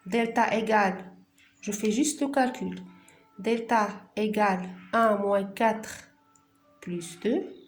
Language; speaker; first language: French; non-native, local second language; Arabic